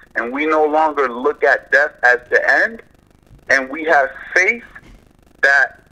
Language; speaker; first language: English; native; English